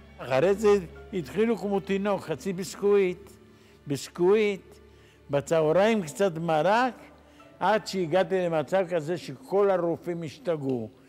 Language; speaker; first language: Hebrew; non-native, fluent; Ladino